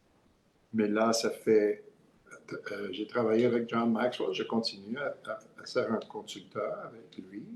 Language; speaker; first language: French; non-native, learner; English